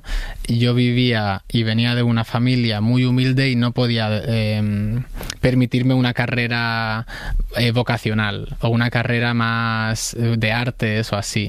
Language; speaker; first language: Spanish; native; Spanish